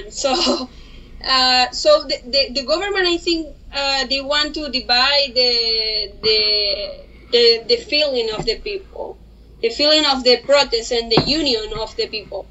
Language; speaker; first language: English; non-native, learner; Spanish